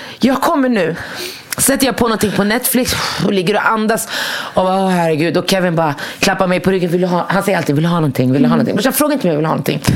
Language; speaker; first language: Swedish; early bilingual, other home language; Arabic